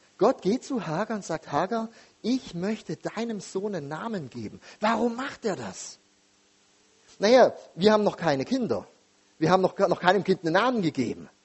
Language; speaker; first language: German; native; German